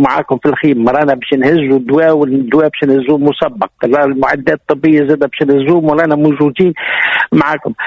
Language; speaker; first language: Arabic; native; Arabic